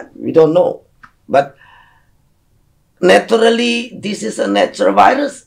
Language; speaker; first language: English; non-native, fluent; Indonesian